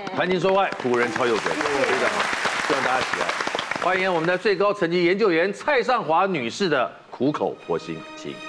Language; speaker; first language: Chinese; native; Chinese